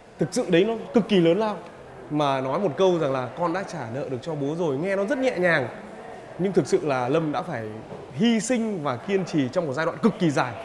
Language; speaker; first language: Vietnamese; native; Vietnamese